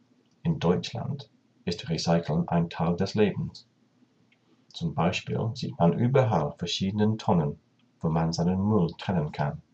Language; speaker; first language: German; non-native, learner; English